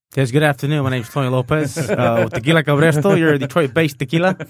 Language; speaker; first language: English; non-native, fluent; Spanish